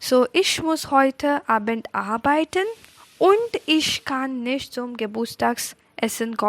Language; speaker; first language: German; non-native, fluent; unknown